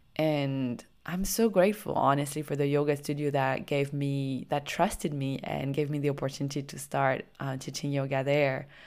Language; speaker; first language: English; non-native, fluent; French